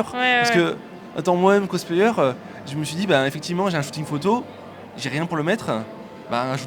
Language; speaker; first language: French; native; French